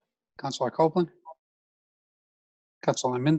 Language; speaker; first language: English; native; English